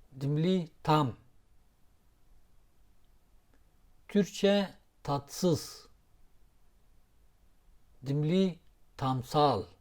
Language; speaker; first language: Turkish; non-native, local second language; Zaza